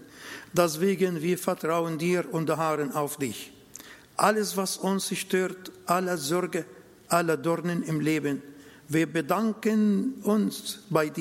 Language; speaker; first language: German; non-native, fluent; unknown